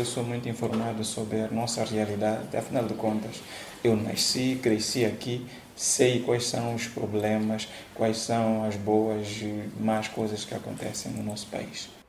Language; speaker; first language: Portuguese; non-native, local second language; Tsonga